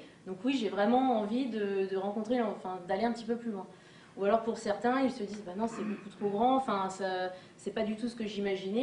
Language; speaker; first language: French; native; French